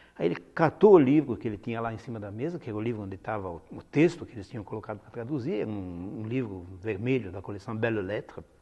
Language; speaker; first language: Portuguese; non-native, fluent; Italian